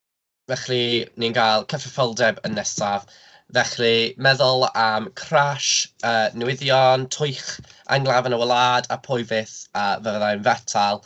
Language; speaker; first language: Welsh; non-native, local second language; English